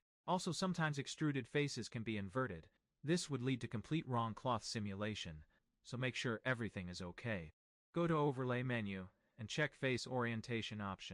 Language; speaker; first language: English; non-native, fluent; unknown